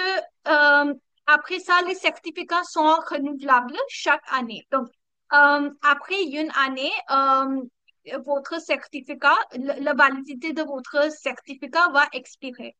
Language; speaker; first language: French; non-native, learner; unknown